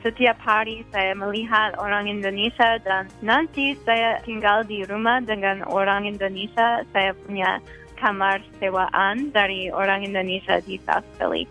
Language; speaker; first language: Indonesian; non-native, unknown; English